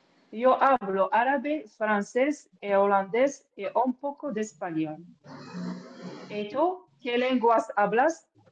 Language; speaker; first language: Spanish; non-native, learner; Arabic